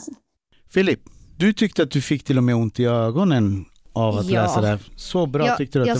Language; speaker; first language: Swedish; native; Swedish